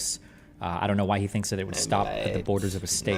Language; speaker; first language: English; native; English